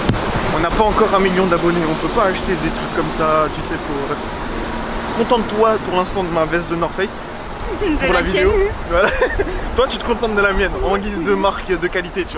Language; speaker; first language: French; native; French